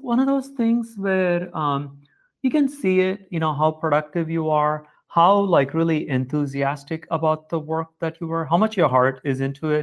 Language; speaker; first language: English; non-native, local second language; Tamil